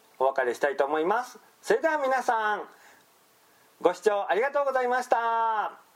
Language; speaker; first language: Japanese; native; Japanese